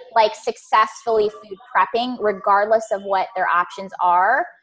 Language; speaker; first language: English; native; English